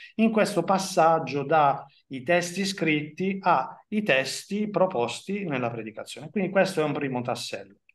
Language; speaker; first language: Italian; native; Italian